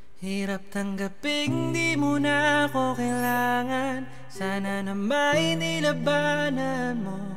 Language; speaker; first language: Filipino; native; Filipino